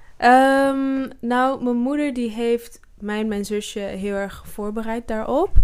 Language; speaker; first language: Dutch; early bilingual, other home language; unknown